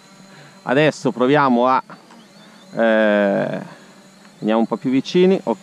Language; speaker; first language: Italian; native; Italian